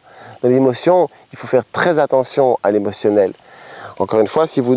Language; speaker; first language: French; native; French